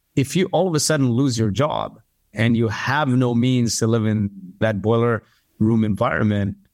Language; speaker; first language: English; early bilingual, other home language; Arabic